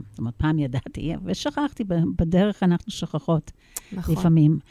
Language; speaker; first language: Hebrew; non-native, fluent; English